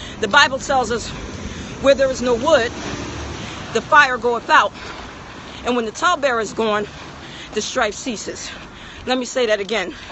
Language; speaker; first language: English; native; English